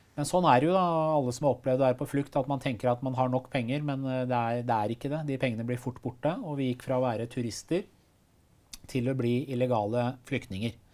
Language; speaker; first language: Norwegian; early bilingual, other home language; Persian